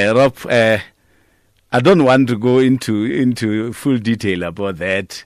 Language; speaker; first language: English; non-native, local second language; Northern Sotho